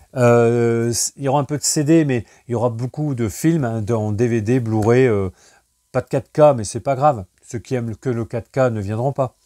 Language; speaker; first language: French; native; French